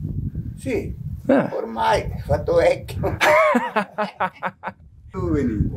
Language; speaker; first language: Italian; native; Italian